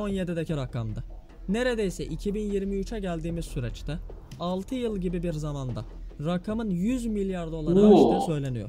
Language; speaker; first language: Turkish; native; Turkish